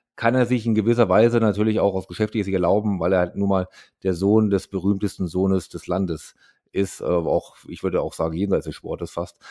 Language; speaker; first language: German; native; German